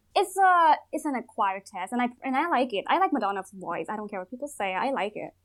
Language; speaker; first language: English; non-native, fluent; Thai